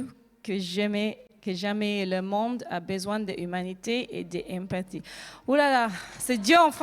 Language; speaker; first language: French; non-native, learner; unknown